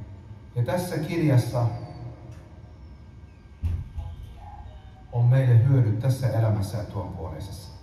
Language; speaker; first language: Finnish; early bilingual, other home language; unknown